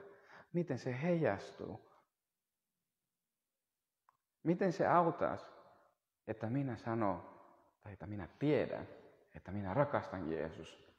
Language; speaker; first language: Finnish; non-native, fluent; Spanish